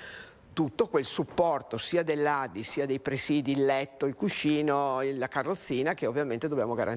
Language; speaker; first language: Italian; native; Italian